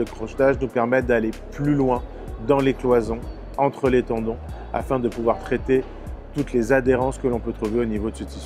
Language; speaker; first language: French; native; French